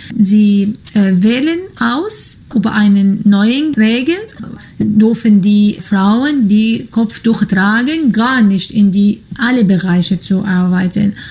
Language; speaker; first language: German; non-native, learner; Arabic